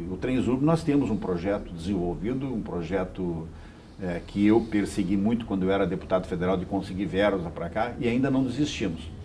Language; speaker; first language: Portuguese; native; Portuguese